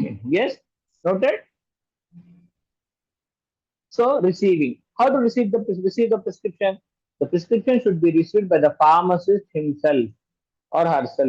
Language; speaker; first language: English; non-native, local second language; Telugu